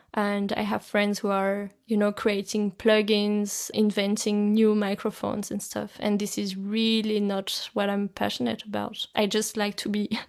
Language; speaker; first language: English; non-native, fluent; French